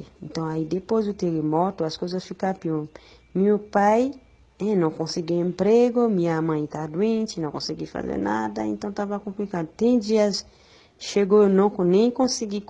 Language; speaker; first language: Portuguese; non-native, learner; Haitian Creole